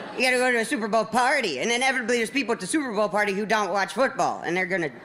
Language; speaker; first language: English; native; English